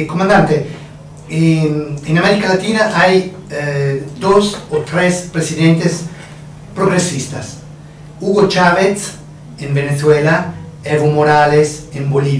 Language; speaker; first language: Spanish; non-native, fluent; Italian